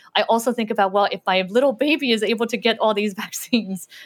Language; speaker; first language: English; early bilingual, other home language; Chinese